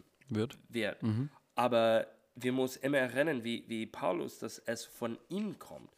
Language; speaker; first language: German; non-native, learner; English